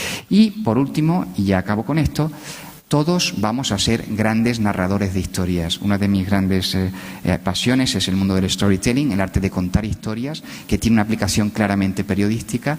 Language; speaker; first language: Spanish; native; Spanish